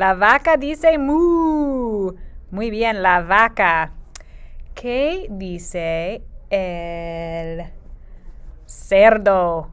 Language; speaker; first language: Spanish; non-native, fluent; English